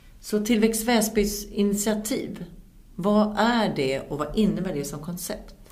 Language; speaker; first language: Swedish; native; Swedish